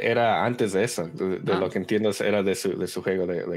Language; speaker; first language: Spanish; early bilingual, heritage; Spanish